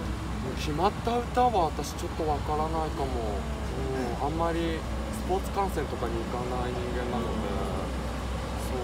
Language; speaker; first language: Japanese; native; Japanese